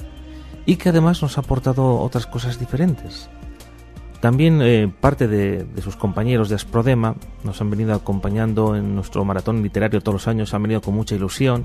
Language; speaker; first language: Spanish; native; Spanish